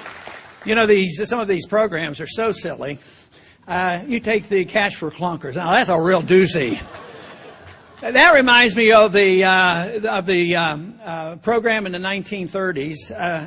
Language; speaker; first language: English; native; English